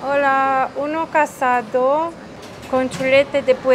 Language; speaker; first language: Spanish; non-native, learner; Romanian